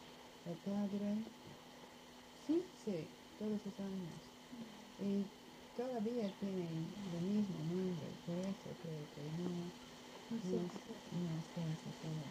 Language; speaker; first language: Spanish; non-native, learner; English